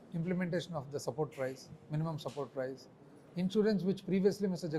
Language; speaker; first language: English; non-native, local second language; Telugu